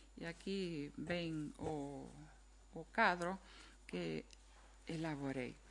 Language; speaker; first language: Galician; non-native, fluent; German